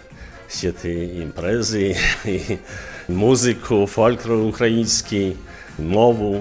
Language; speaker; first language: Polish; non-native, local second language; Ukrainian